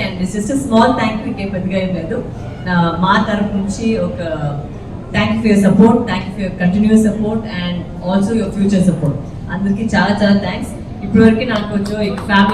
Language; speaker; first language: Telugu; non-native, local second language; Tamil